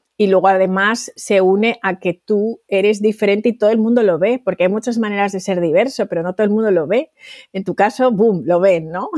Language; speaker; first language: Spanish; native; Spanish